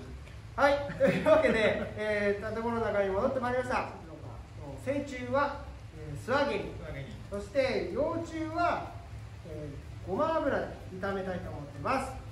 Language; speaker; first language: Japanese; native; Japanese